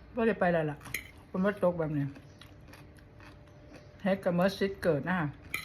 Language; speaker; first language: Thai; native; Thai